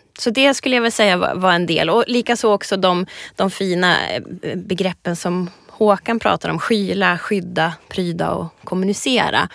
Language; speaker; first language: Swedish; native; Swedish